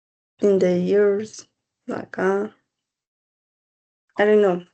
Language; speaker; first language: English; non-native, learner; Spanish